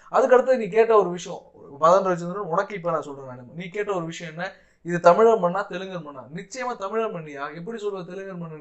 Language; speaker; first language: Tamil; native; Tamil